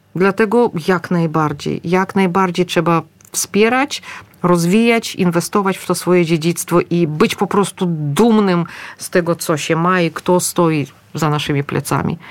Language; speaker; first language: Polish; early bilingual, other home language; Russian